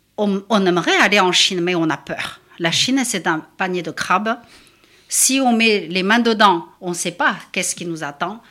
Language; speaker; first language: French; non-native, fluent; Chinese